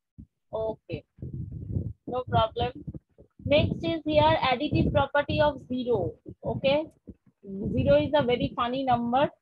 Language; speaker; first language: English; non-native, local second language; Bangla